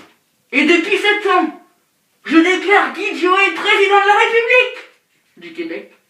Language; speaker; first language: French; native; French